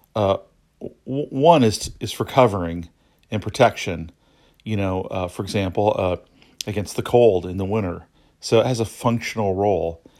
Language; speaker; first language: English; native; English